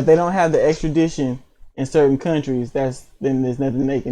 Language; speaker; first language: English; native; English